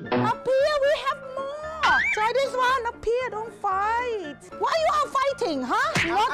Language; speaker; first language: English; non-native, learner; Thai